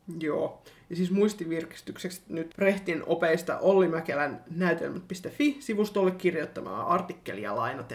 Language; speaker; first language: Finnish; native; Finnish